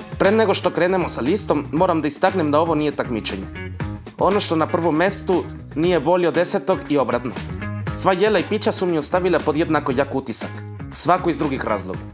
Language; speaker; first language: Serbian; non-native, fluent; Spanish